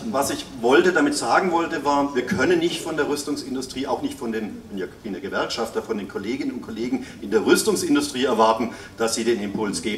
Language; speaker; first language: German; native; German